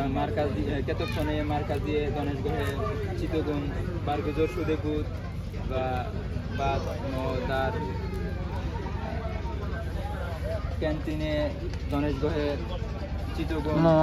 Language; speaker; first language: Persian; non-native, learner; Bangla